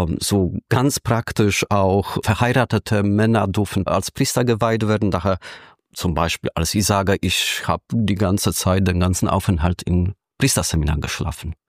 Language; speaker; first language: German; non-native, fluent; Polish